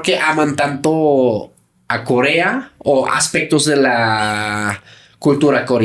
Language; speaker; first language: Spanish; native; Spanish